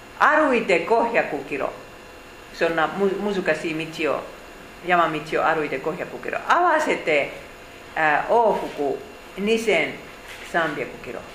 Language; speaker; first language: Japanese; non-native, fluent; Finnish